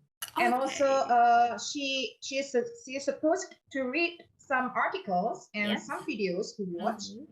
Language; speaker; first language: English; non-native, fluent; Indonesian